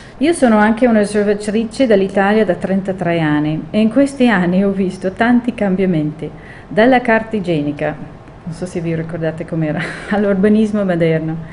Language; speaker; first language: Italian; non-native, fluent; English